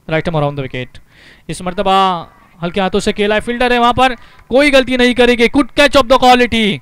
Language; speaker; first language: Hindi; non-native, local second language; Marathi